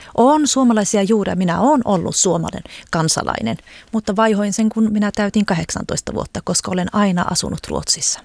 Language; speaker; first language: Finnish; early bilingual, heritage; Finnish